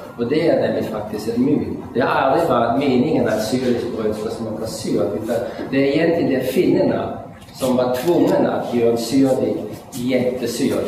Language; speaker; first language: Swedish; non-native, fluent; German